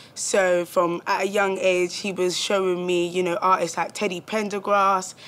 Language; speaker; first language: English; native; English